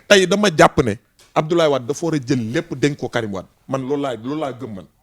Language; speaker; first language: Wolof; native; Wolof